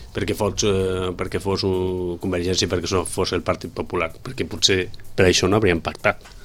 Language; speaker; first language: Catalan; non-native, local second language; Spanish